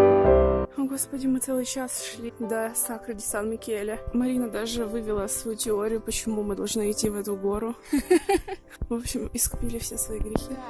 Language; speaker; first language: Russian; native; Russian